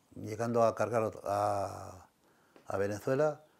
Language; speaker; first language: Spanish; native; Spanish